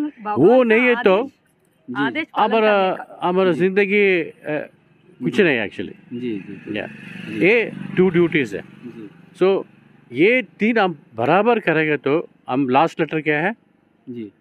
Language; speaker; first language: Hindi; non-native, local second language; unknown